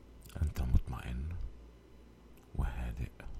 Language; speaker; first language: Arabic; native; Arabic